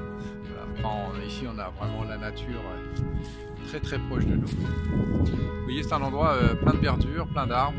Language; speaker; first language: French; native; French